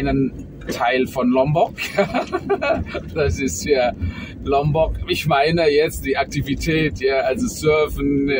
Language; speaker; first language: German; non-native, fluent; Indonesian